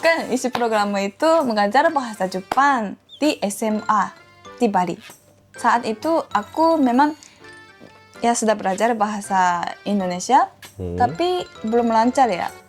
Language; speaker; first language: Indonesian; non-native, fluent; Japanese